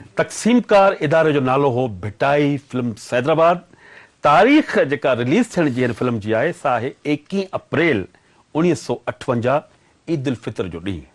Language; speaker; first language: Sindhi; native; Sindhi